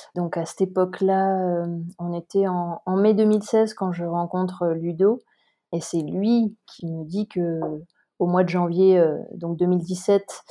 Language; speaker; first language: French; native; French